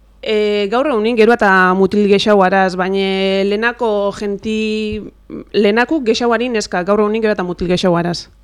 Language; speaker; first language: Basque; native; Basque